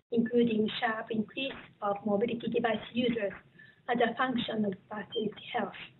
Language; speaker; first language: English; non-native, fluent; Japanese